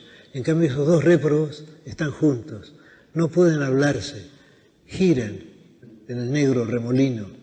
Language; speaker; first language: Spanish; native; Spanish